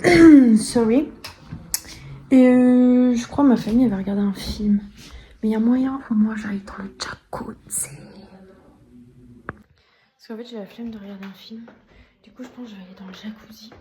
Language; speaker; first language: French; native; French